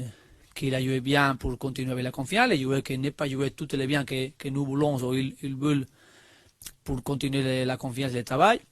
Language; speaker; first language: French; non-native, learner; Spanish